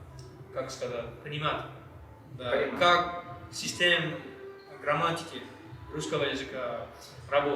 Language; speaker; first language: Russian; non-native, learner; Malay